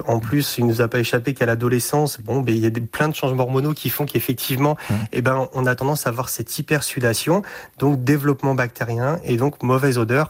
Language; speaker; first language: French; native; French